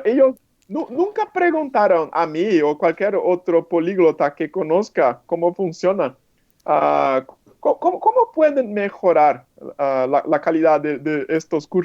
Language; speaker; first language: Spanish; non-native, fluent; Portuguese